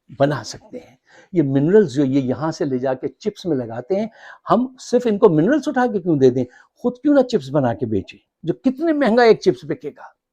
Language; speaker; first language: Urdu; native; Urdu